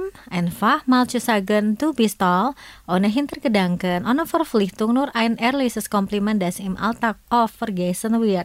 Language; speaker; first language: German; non-native, fluent; Indonesian